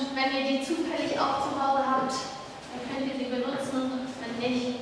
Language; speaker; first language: German; native; German